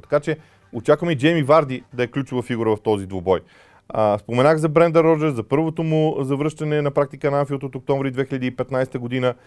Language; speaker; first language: Bulgarian; native; Bulgarian